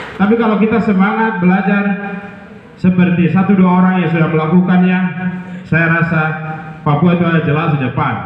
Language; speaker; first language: Indonesian; non-native, local second language; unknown